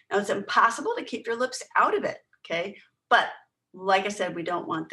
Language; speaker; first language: English; native; English